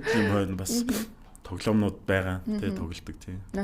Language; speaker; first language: Mongolian; native; Mongolian